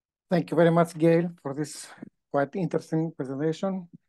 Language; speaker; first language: English; non-native, fluent; Greek